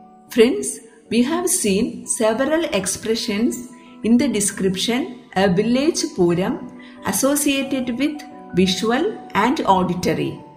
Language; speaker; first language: English; non-native, local second language; Malayalam